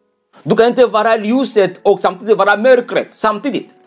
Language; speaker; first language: Swedish; non-native, fluent; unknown